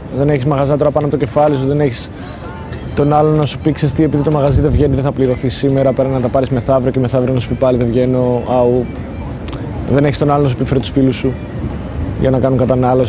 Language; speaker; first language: Greek; native; Greek